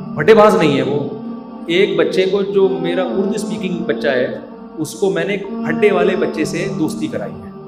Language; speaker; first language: Urdu; native; Urdu